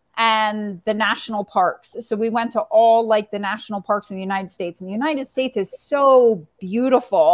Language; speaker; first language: English; native; English